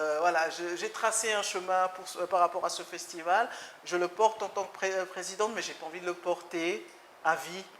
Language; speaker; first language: French; early bilingual, other home language; Lingala